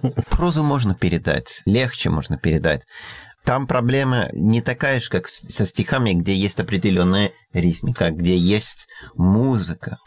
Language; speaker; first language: Russian; non-native, fluent; English